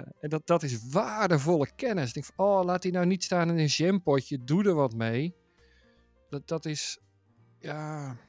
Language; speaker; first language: Dutch; native; Dutch